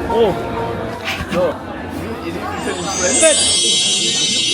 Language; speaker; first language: English; non-native, fluent; French